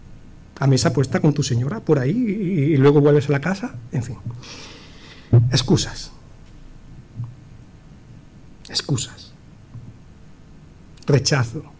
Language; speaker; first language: Spanish; native; Spanish